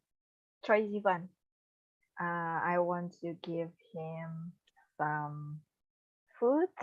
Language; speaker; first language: English; non-native, learner; Indonesian